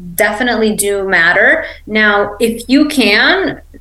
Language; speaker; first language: English; non-native, fluent; Arabic